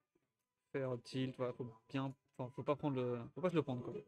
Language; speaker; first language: French; native; French